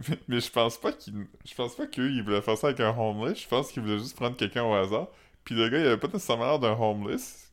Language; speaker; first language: French; native; French